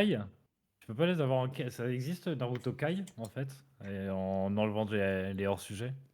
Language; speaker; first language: French; native; French